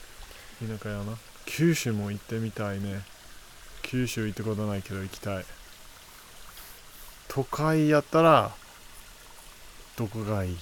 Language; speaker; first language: Japanese; non-native, fluent; English